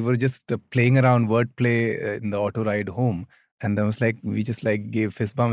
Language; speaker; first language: English; non-native, local second language; Hindi